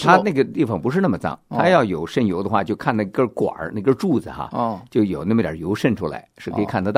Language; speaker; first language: Chinese; native; Chinese